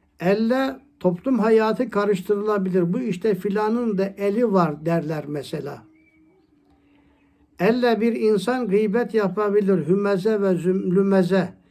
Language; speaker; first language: Turkish; native; Turkish